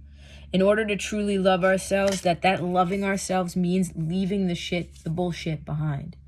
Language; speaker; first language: English; native; English